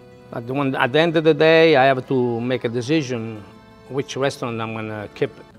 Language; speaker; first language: English; non-native, fluent; Italian